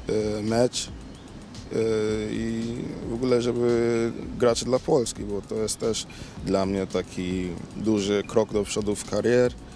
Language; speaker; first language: Polish; early bilingual, other home language; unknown